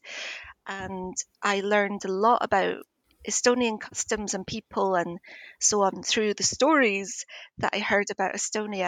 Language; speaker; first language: English; native; English